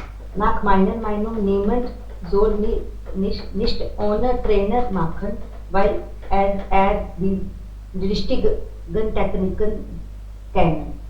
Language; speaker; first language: German; non-native, learner; Hindi